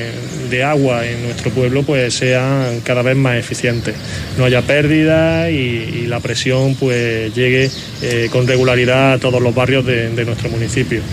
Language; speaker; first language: Spanish; native; Spanish